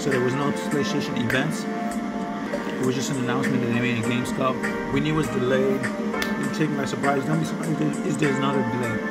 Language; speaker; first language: English; native; English